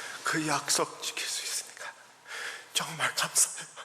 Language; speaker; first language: Korean; early bilingual, heritage; Korean